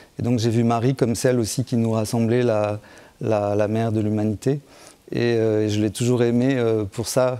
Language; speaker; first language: French; native; French